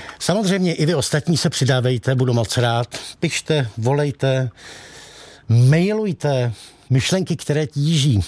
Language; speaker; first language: Czech; native; Czech